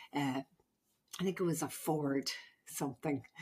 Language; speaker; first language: English; native; English